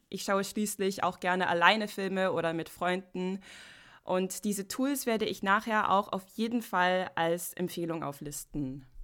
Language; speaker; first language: German; non-native, fluent; English